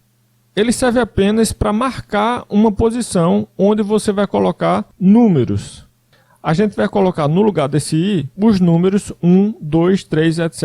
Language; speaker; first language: Portuguese; native; Portuguese